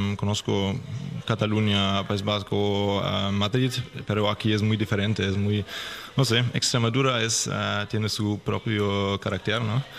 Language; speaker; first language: Spanish; non-native, learner; German